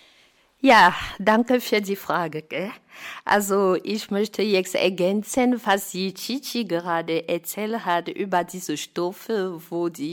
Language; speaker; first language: German; non-native, fluent; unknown